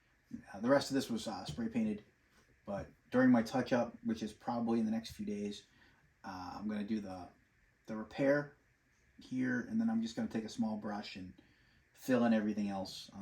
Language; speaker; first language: English; native; English